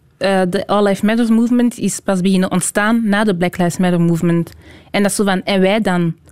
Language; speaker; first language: Dutch; native; Dutch